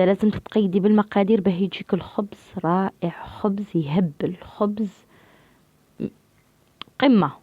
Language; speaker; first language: Arabic; native; Arabic